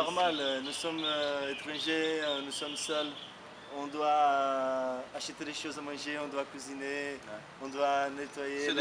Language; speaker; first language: French; non-native, fluent; Portuguese